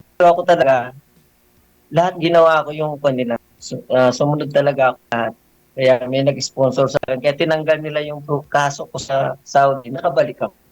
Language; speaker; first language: Filipino; native; Filipino